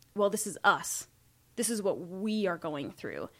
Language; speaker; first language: English; native; English